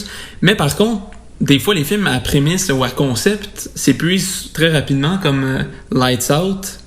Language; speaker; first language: French; native; French